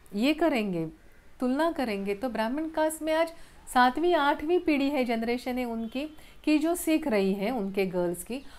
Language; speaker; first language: Hindi; non-native, local second language; Marathi